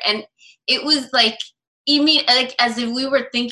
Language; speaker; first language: English; native; English